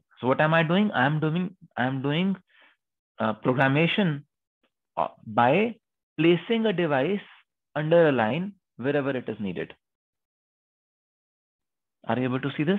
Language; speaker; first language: English; non-native, local second language; Hindi